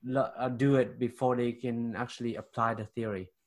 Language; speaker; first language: English; non-native, fluent; Vietnamese